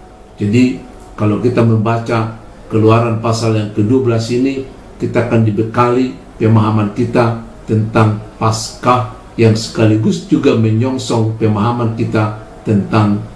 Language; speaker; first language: Indonesian; native; Indonesian